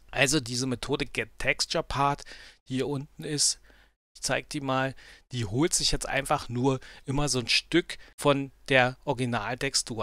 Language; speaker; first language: German; native; German